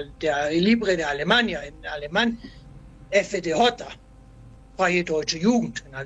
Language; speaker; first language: Spanish; non-native, fluent; German